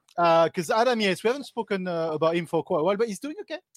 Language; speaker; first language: English; non-native, fluent; French